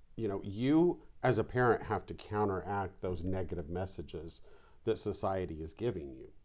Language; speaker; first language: English; native; English